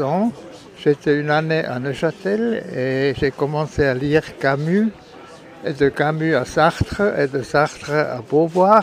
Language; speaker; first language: French; non-native, local second language; German